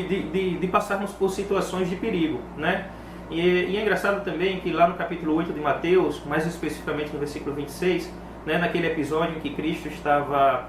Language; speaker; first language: Portuguese; native; Portuguese